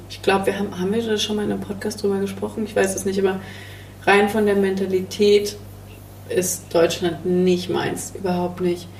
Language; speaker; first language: German; native; German